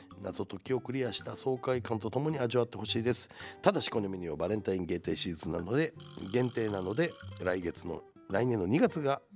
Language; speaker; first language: Japanese; native; Japanese